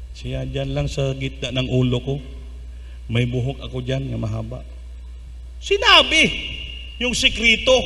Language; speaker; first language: Filipino; non-native, local second language; Cebuano